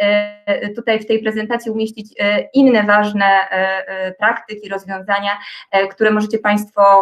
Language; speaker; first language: Polish; native; Polish